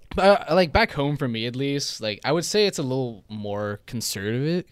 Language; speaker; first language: English; non-native, local second language; Cantonese